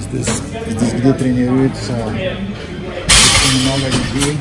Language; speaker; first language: Russian; non-native, fluent; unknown